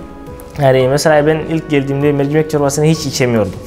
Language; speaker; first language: Turkish; non-native, fluent; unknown